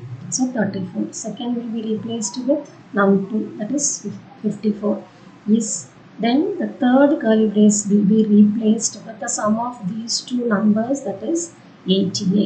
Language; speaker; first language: English; non-native, local second language; Tamil